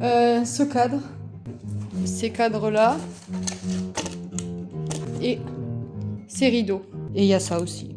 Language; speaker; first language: French; native; French